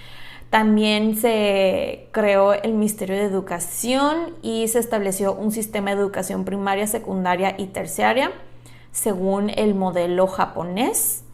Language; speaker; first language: Spanish; native; Spanish